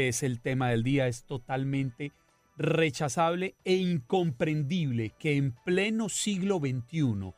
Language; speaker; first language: Spanish; native; Spanish